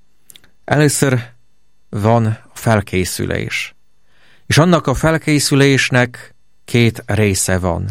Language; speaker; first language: Hungarian; non-native, fluent; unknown